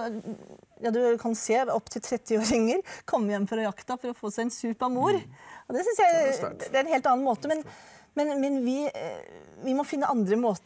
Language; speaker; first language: Norwegian; native; Norwegian